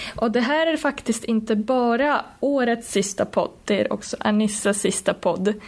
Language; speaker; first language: Swedish; non-native, fluent; Polish